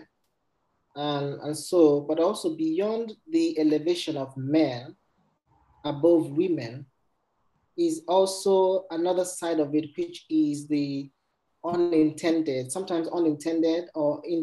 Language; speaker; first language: English; non-native, local second language; Igbo